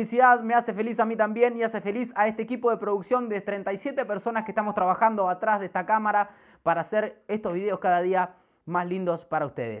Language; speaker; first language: Spanish; native; Spanish